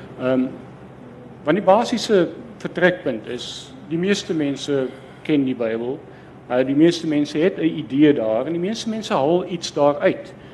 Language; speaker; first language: Afrikaans; native; Afrikaans